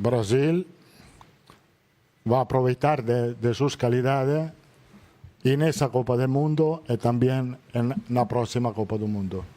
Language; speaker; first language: Spanish; non-native, fluent; Italian